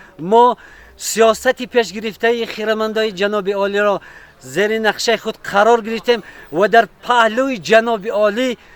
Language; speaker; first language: Tajik; non-native, local second language; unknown